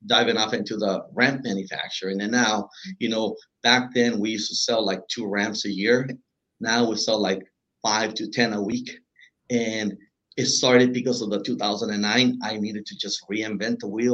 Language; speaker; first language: English; non-native, fluent; Spanish